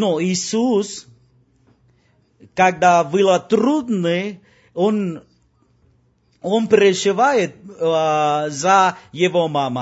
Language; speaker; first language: Russian; non-native, learner; Spanish